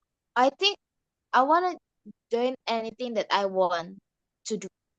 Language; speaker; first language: English; non-native, learner; Indonesian